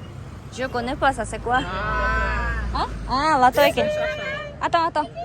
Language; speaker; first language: French; non-native, learner; Kazakh